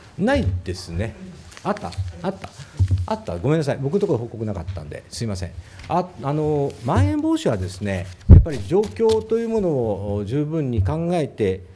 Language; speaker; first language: Japanese; native; Japanese